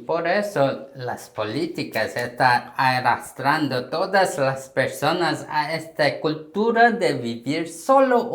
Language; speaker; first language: Spanish; non-native, fluent; Korean